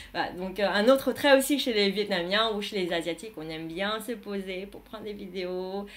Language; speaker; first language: French; non-native, fluent; Vietnamese